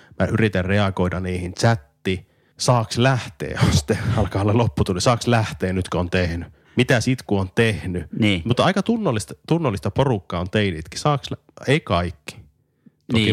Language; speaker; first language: Finnish; native; Finnish